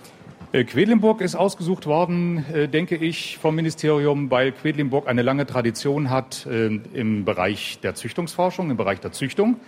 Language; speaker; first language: German; native; German